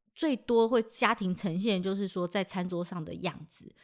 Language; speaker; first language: Chinese; native; Chinese